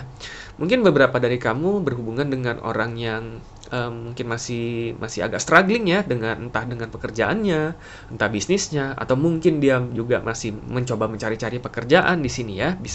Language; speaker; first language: Indonesian; native; Indonesian